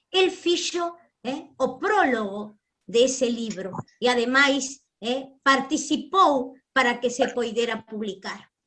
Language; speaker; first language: Galician; early bilingual, heritage; Galician